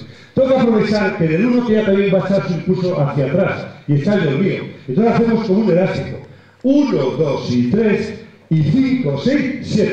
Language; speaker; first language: Spanish; native; Spanish